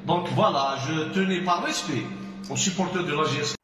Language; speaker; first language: French; non-native, local second language; Arabic